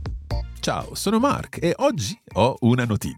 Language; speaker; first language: Italian; non-native, fluent; English